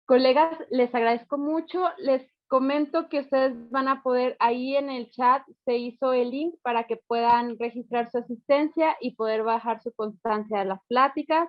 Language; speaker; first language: Spanish; native; Spanish